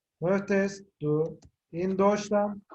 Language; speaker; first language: German; non-native, fluent; Turkish